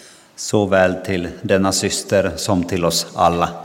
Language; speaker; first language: Swedish; non-native, local second language; Finnish